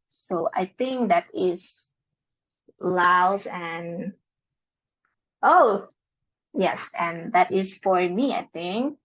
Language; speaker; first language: English; non-native, learner; Lao